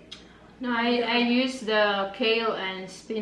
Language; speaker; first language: English; non-native, learner; Filipino